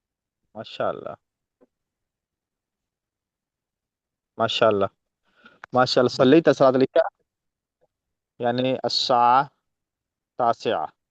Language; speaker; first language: Arabic; non-native, learner; Urdu